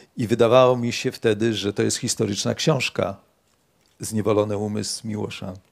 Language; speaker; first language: Polish; native; Polish